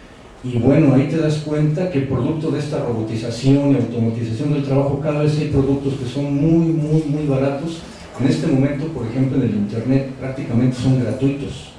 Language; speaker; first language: Spanish; native; Spanish